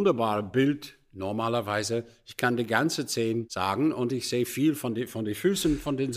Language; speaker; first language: German; non-native, fluent; English